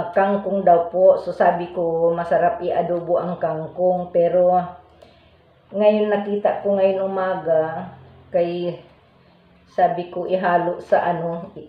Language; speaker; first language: Filipino; non-native, local second language; Iloko